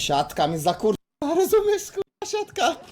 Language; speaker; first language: Polish; native; Polish